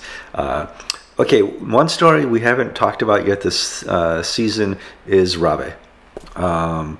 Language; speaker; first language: English; native; English